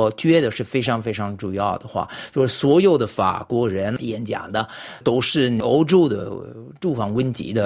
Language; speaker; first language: Chinese; non-native, fluent; French